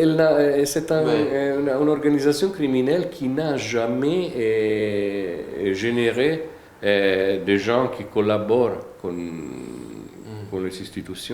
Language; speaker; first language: French; non-native, fluent; Italian